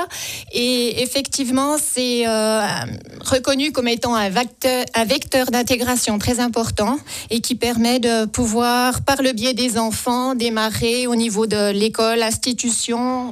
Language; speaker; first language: French; native; French